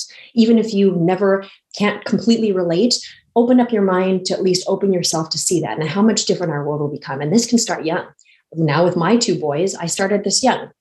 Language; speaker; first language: English; native; English